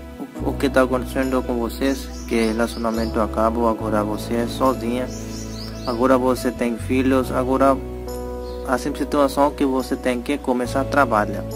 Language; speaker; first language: Portuguese; non-native, learner; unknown